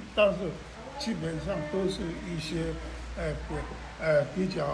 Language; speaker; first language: Chinese; native; Chinese